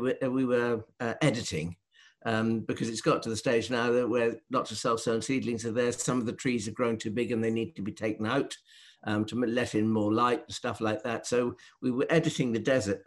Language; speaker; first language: English; native; English